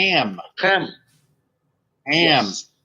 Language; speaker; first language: English; non-native, learner; Spanish